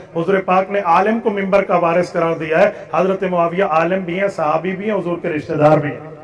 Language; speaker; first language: Urdu; non-native, local second language; Saraiki